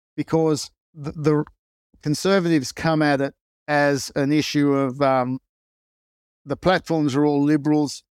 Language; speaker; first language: English; non-native, local second language; Greek